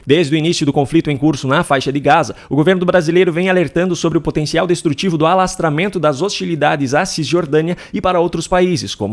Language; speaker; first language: Portuguese; native; Portuguese